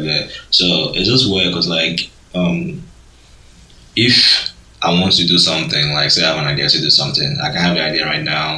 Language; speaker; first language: English; non-native, local second language; Igbo